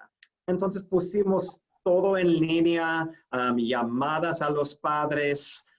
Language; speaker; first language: Spanish; non-native, fluent; English